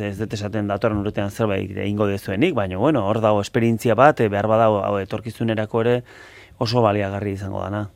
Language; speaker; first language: Basque; native; Basque